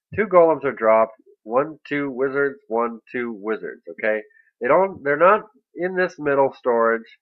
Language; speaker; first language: English; native; English